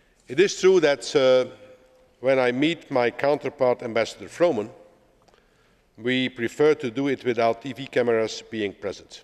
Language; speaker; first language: English; non-native, fluent; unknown